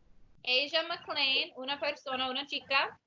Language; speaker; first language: Spanish; non-native, learner; English